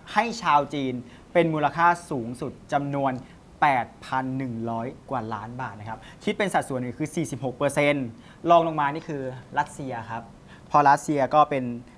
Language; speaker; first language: Thai; native; Thai